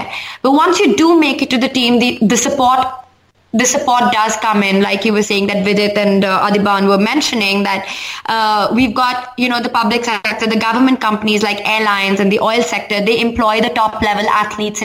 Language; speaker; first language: English; non-native, local second language; Hindi